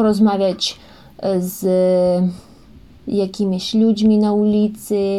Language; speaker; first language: Polish; early bilingual, heritage; Ukrainian